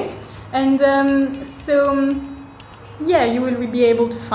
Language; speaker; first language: English; non-native, fluent; French